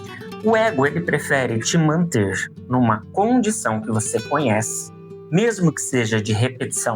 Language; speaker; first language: Portuguese; native; Portuguese